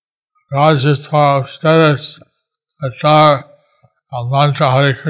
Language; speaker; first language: Spanish; non-native, learner; English